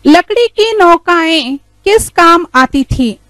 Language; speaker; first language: Hindi; non-native, local second language; Kannada